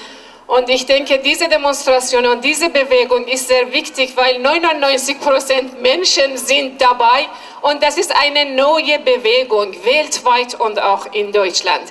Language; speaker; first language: German; non-native, fluent; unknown